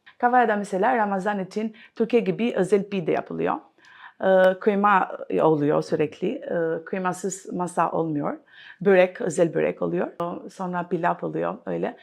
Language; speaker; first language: Turkish; non-native, fluent; Albanian